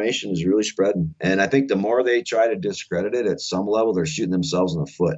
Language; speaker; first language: English; native; English